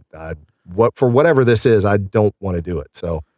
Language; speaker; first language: English; native; English